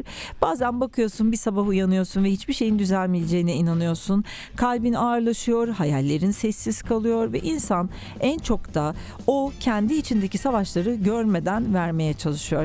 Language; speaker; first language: Turkish; native; Turkish